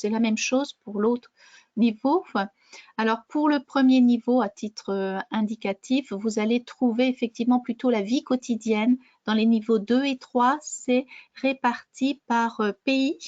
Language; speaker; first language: French; native; French